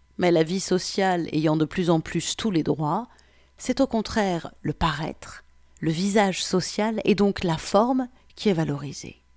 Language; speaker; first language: French; native; French